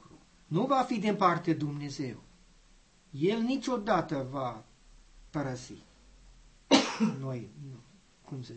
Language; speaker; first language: Romanian; non-native, learner; English